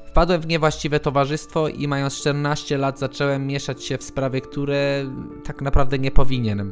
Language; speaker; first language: Polish; early bilingual, heritage; English